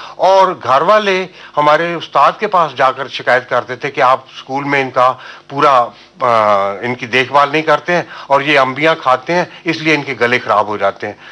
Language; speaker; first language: Urdu; non-native, local second language; Punjabi